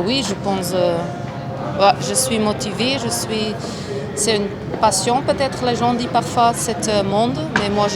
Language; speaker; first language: French; non-native, fluent; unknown